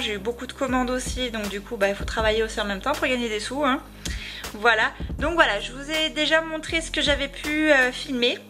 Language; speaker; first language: French; native; French